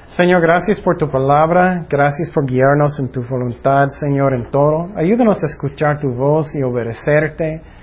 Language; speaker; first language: Spanish; non-native, fluent; English